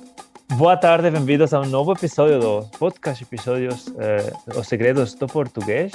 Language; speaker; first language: Portuguese; non-native, fluent; Spanish